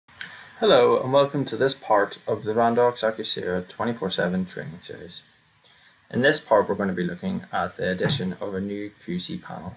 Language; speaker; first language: English; native; English